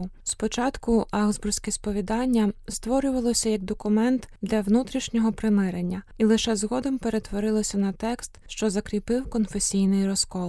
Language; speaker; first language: Ukrainian; native; Ukrainian